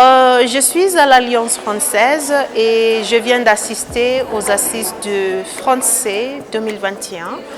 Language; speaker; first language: French; non-native, fluent; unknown